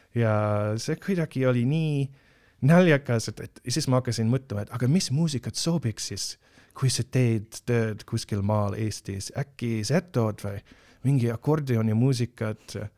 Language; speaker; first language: Estonian; non-native, fluent; English